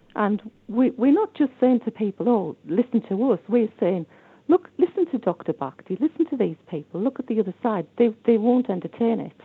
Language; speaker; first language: English; native; English